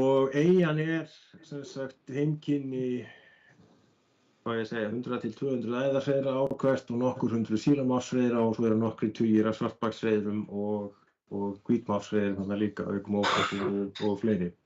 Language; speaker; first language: Icelandic; native; Icelandic